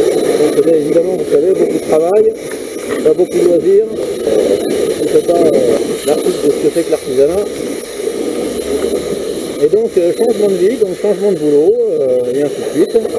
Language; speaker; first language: French; native; French